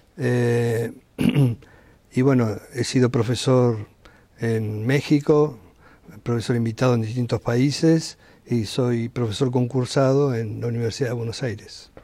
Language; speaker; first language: Spanish; native; Spanish